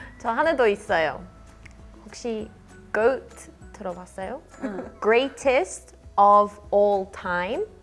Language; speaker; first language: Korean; non-native, fluent; English